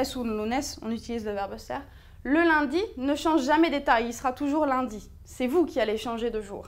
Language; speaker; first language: French; native; French